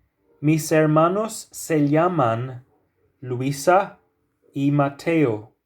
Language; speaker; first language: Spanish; non-native, fluent; English